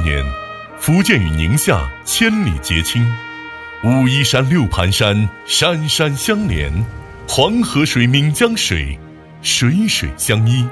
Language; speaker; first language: Chinese; native; Chinese